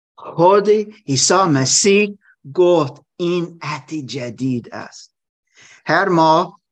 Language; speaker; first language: Persian; non-native, learner; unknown